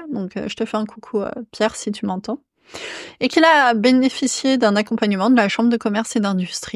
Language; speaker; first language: French; native; French